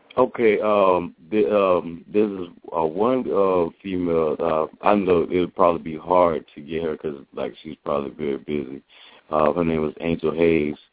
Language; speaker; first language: English; native; English